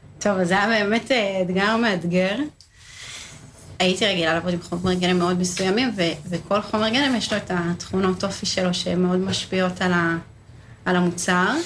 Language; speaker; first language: Hebrew; native; Hebrew